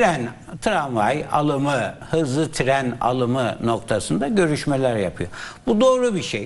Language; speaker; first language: Turkish; native; Turkish